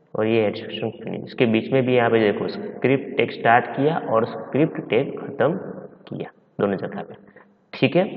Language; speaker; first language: Hindi; non-native, local second language; Gujarati